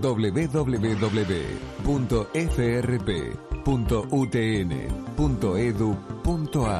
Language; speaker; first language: Spanish; native; Spanish